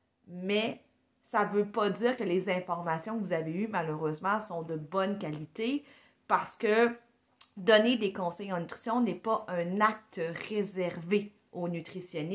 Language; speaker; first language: French; native; French